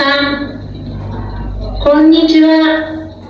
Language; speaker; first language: Japanese; non-native, learner; Indonesian